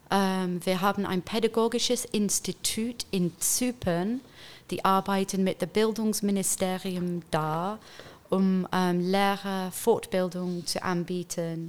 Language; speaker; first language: German; non-native, fluent; English